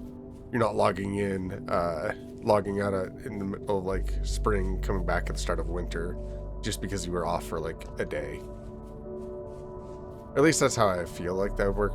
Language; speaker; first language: English; native; English